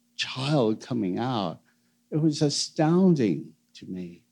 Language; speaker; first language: English; native; English